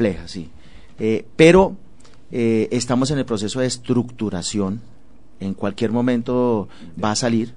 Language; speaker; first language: Spanish; native; Spanish